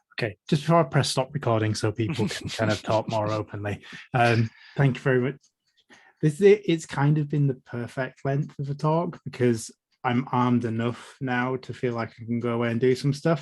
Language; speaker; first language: English; native; English